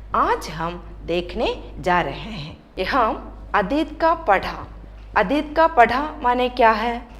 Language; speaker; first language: Hindi; non-native, local second language; Malayalam